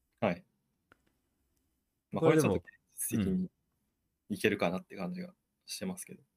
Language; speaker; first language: Japanese; native; Japanese